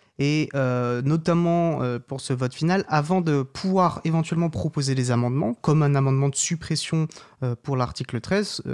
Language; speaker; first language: French; native; French